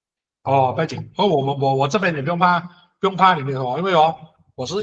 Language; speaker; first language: Chinese; native; Chinese